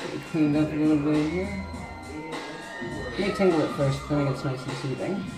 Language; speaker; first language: English; native; English